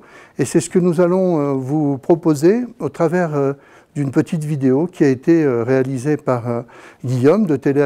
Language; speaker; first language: French; native; French